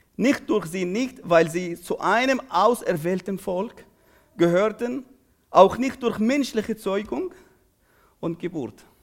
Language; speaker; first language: German; non-native, fluent; Arabic